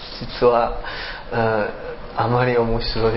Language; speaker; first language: Japanese; non-native, learner; Chinese